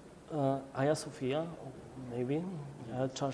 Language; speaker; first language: English; non-native, learner; Albanian